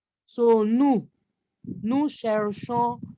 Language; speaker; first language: French; non-native, fluent; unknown